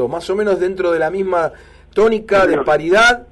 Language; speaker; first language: Spanish; native; Spanish